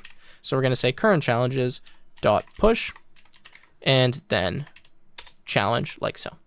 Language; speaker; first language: English; native; English